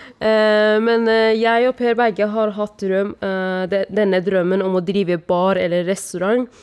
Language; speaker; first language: Norwegian; non-native, fluent; Persian